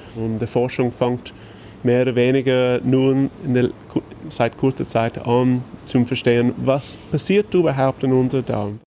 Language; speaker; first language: German; non-native, fluent; English